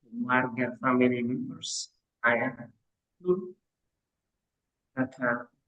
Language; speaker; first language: Indonesian; non-native, learner; Arabic